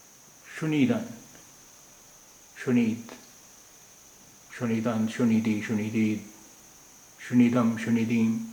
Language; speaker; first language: Persian; non-native, fluent; Urdu